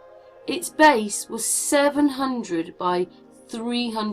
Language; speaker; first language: English; native; English